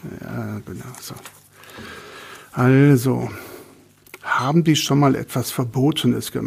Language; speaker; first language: German; native; German